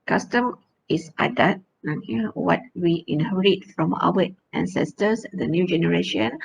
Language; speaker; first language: English; non-native, local second language; Malay